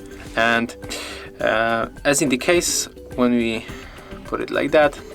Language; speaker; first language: English; non-native, fluent; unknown